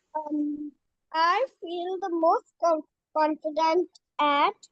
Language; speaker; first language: English; non-native, learner; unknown